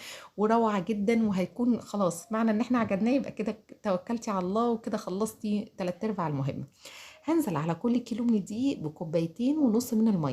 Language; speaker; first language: Arabic; native; Arabic